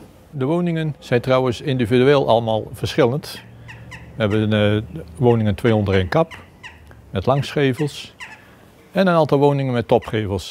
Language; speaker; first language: Dutch; native; Dutch